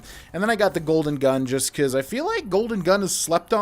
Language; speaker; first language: English; native; English